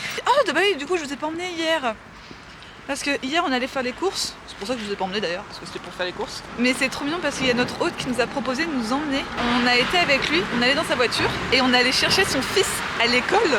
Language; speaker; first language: French; native; French